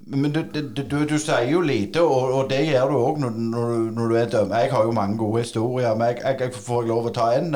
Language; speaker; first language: Norwegian; native; Norwegian